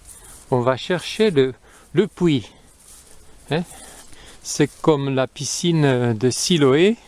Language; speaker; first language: French; non-native, fluent; Spanish